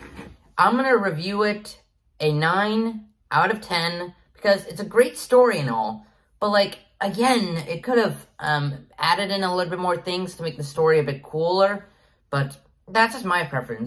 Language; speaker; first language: English; native; English